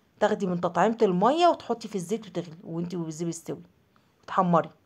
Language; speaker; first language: Arabic; native; Arabic